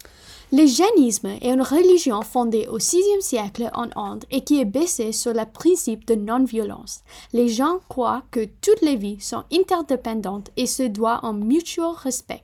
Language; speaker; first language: French; non-native, fluent; Punjabi